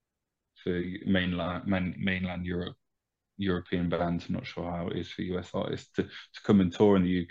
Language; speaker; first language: English; native; English